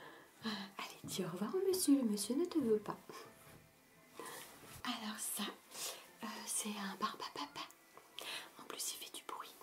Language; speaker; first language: French; native; French